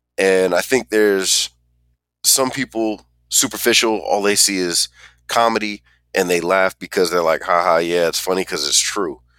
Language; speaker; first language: English; native; English